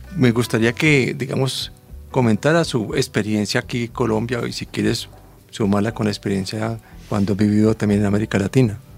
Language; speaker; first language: Spanish; native; Spanish